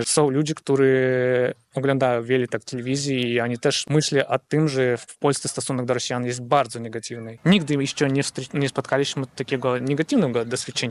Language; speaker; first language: Polish; non-native, learner; Russian